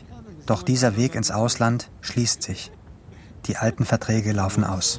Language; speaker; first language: German; native; German